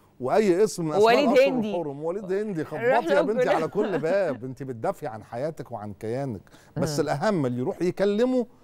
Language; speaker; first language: Arabic; native; Arabic